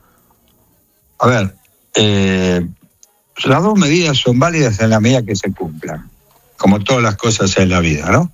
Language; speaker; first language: Spanish; native; Spanish